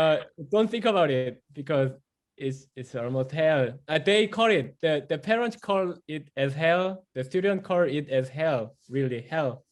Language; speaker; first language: English; non-native, fluent; Korean